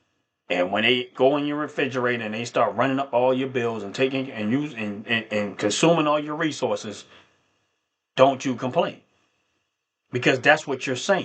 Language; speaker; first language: English; native; English